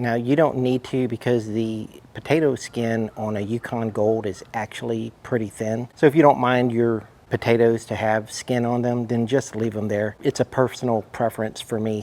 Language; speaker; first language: English; native; English